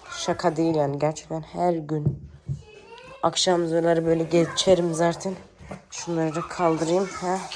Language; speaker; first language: Turkish; early bilingual, heritage; Turkish